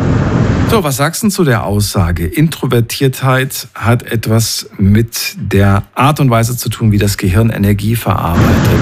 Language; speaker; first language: German; native; German